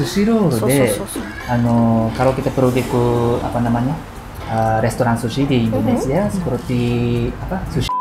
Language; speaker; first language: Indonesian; non-native, learner; Japanese